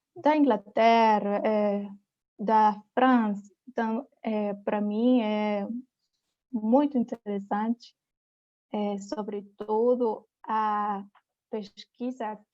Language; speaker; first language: Portuguese; non-native, fluent; Spanish